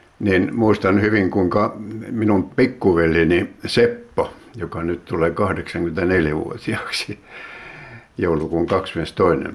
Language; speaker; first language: Finnish; native; Finnish